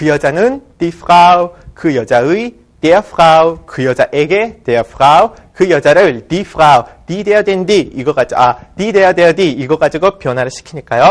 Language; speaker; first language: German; non-native, fluent; Korean